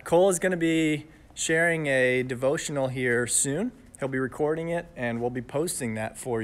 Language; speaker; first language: English; native; English